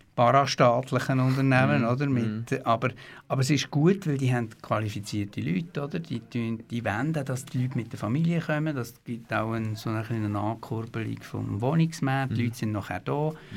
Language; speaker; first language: German; native; German